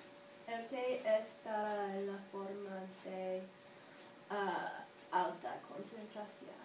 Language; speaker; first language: Spanish; non-native, learner; English